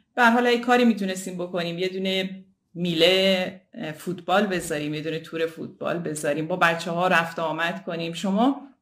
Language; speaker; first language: Persian; native; Persian